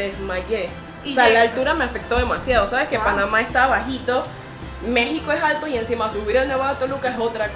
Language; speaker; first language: Spanish; native; Spanish